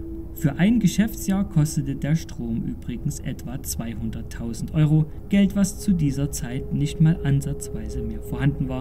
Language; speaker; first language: German; native; German